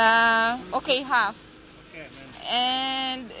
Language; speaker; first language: English; non-native, learner; Filipino